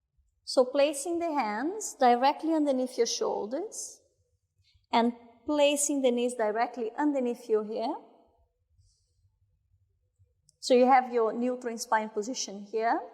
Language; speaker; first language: English; non-native, fluent; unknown